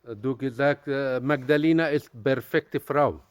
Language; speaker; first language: German; non-native, learner; Arabic